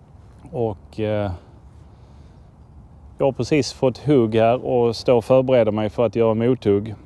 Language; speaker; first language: Swedish; native; Swedish